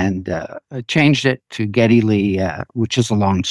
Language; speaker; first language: English; native; English